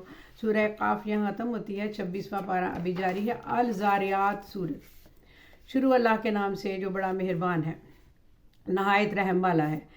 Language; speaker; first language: Urdu; native; Urdu